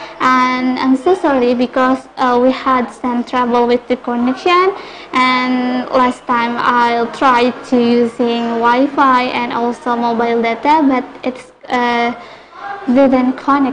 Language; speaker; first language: English; non-native, local second language; Indonesian